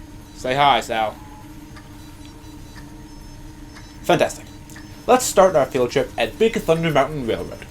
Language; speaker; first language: English; native; English